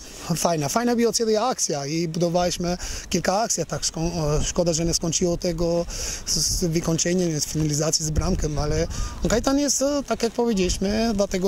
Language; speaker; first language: Polish; non-native, learner; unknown